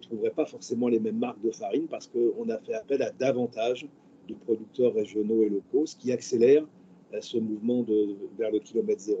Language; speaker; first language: French; native; French